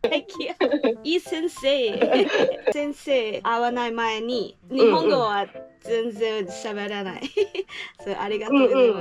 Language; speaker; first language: Japanese; non-native, learner; English